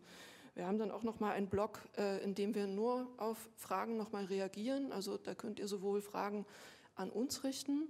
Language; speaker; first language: German; native; German